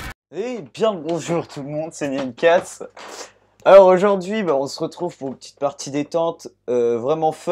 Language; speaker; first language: French; native; French